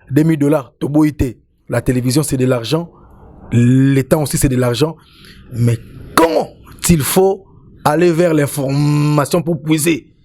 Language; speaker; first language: French; non-native, local second language; Lingala